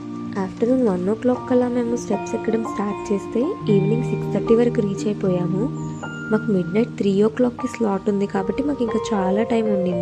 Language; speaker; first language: Telugu; native; Telugu